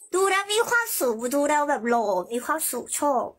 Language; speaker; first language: Thai; early bilingual, other home language; Korean